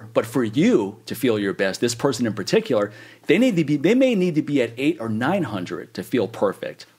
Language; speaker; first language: English; native; English